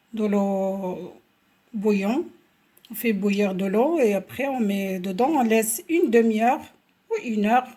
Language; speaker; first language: French; non-native, local second language; Arabic